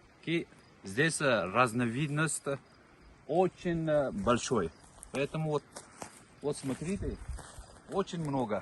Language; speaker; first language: Russian; non-native, local second language; Tajik